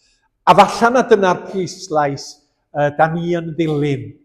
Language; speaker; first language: Welsh; native; Welsh